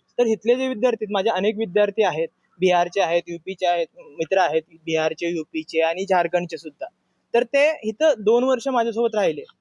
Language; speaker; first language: Marathi; native; Marathi